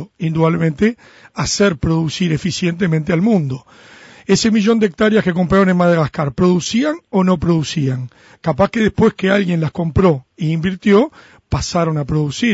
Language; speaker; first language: Spanish; native; Spanish